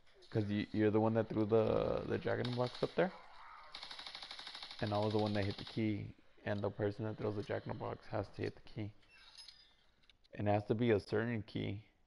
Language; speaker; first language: English; early bilingual, other home language; Spanish